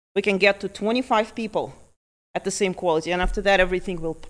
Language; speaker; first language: English; early bilingual, other home language; Russian